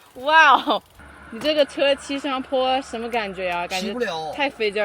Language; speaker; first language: Chinese; non-native, fluent; English